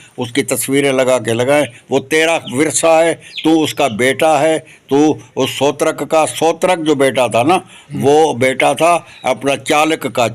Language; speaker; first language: Urdu; non-native, local second language; Sindhi